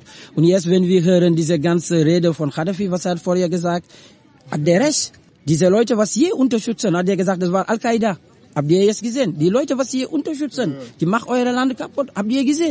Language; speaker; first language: German; non-native, learner; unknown